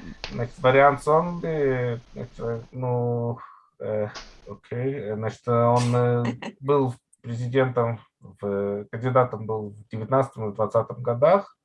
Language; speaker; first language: Russian; native; Russian